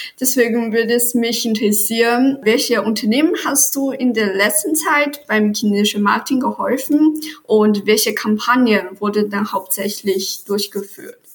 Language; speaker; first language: German; non-native, fluent; Chinese